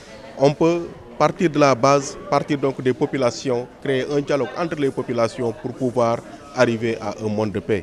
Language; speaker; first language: French; non-native, local second language; Wolof